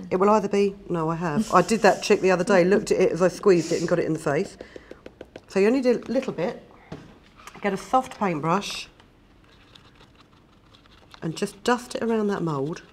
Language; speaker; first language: English; native; English